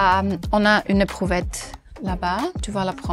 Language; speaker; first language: French; non-native, local second language; Dutch